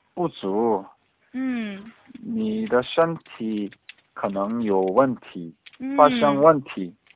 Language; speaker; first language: Chinese; non-native, learner; Korean